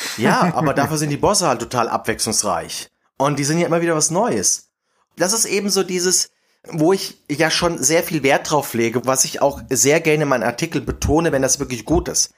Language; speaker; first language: German; native; German